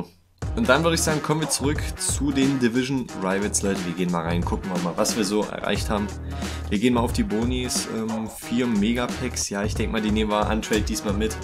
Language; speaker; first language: German; native; German